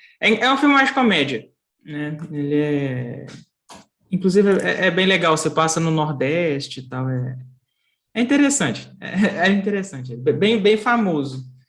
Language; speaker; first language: Portuguese; native; Portuguese